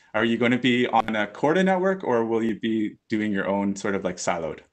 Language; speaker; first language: English; native; English